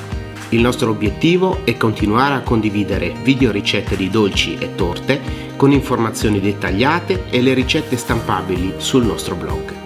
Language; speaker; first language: Italian; native; Italian